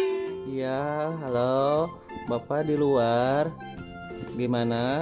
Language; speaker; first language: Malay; non-native, local second language; Sundanese